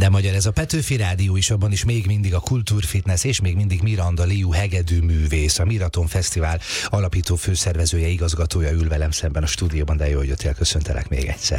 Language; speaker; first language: Hungarian; native; Hungarian